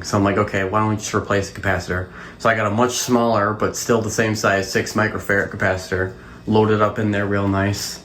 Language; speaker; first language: English; native; English